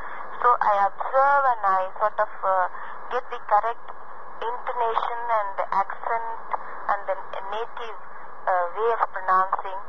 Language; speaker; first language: English; non-native, local second language; Tamil